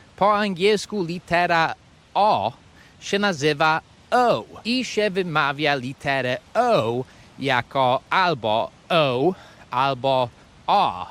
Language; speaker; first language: Polish; non-native, fluent; English